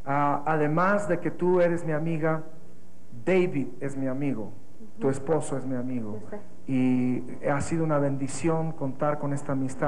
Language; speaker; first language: Spanish; native; Spanish